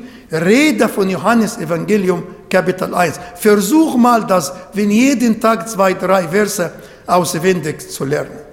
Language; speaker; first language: German; non-native, fluent; Arabic